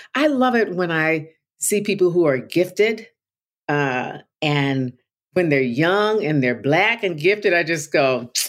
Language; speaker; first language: English; native; English